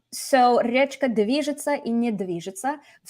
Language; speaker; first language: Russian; non-native, fluent; English